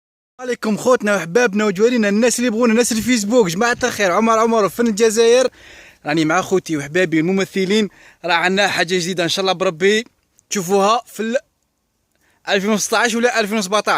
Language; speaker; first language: Arabic; native; Arabic